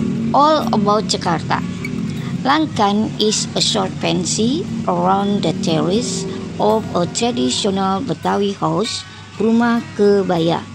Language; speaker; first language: English; non-native, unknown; Indonesian